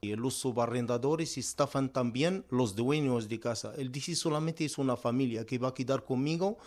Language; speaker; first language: Spanish; non-native, learner; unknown